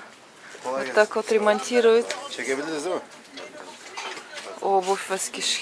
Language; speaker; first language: Russian; native; Russian